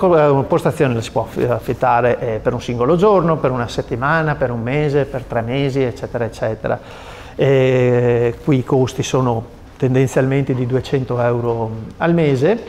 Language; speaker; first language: Italian; native; Italian